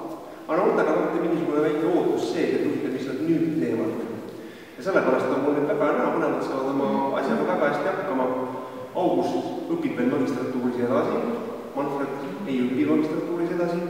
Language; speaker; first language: Estonian; native; Estonian